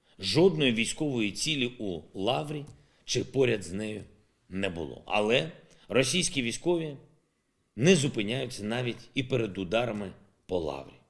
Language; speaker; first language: Ukrainian; non-native, local second language; Russian